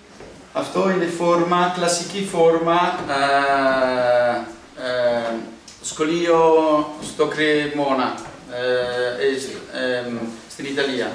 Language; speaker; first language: Greek; non-native, learner; Italian